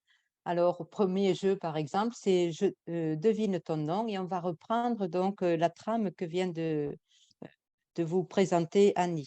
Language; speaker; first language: French; native; French